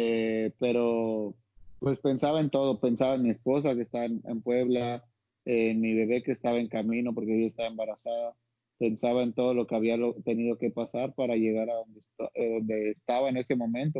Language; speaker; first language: Spanish; native; Spanish